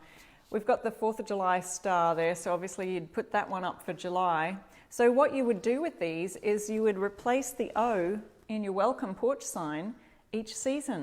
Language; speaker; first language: English; native; English